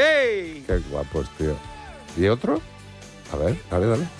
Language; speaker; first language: Spanish; native; Spanish